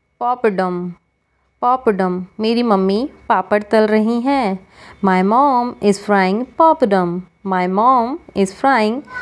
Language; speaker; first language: Hindi; native; Hindi